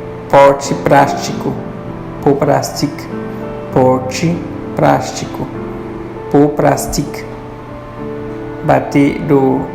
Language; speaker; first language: Portuguese; non-native, fluent; Haitian Creole